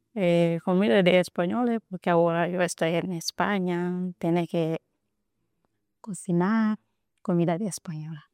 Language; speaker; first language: Spanish; non-native, learner; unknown